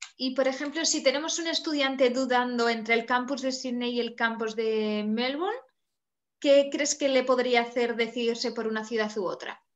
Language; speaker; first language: Spanish; native; Spanish